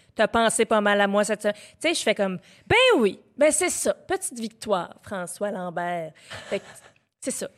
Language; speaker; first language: French; native; French